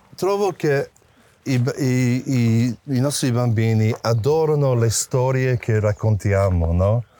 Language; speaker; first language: Italian; non-native, fluent; English